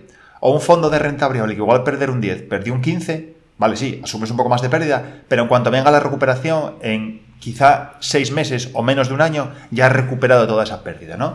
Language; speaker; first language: Spanish; native; Spanish